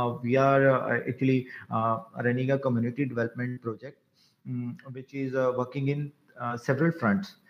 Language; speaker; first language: English; non-native, local second language; Punjabi